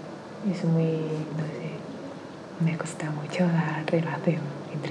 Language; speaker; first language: Spanish; non-native, learner; Chinese